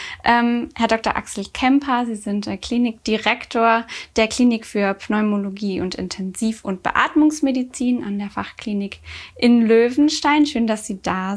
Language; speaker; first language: German; native; German